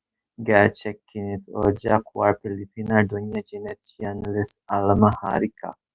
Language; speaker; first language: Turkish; non-native, learner; Filipino